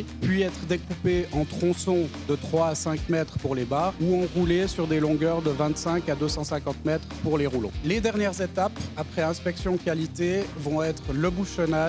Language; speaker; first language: French; native; French